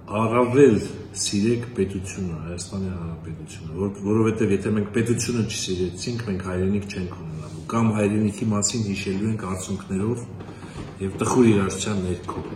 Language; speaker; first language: Armenian; native; Armenian